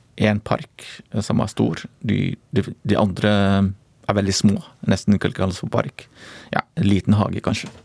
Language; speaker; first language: Norwegian; non-native, fluent; Arabic